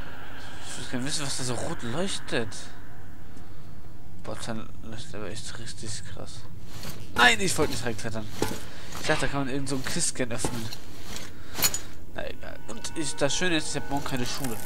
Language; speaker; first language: German; native; German